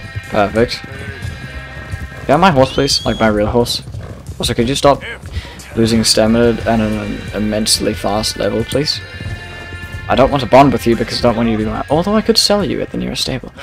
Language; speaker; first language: English; native; English